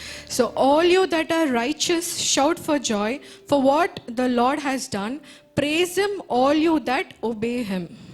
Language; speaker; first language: English; non-native, local second language; Tamil